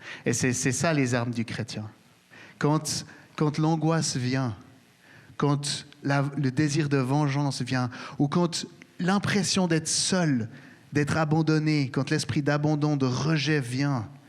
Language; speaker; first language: French; native; French